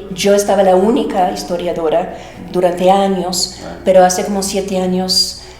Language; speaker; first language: Spanish; non-native, fluent; English